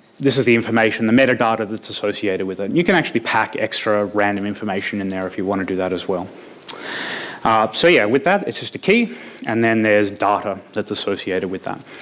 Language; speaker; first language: English; native; English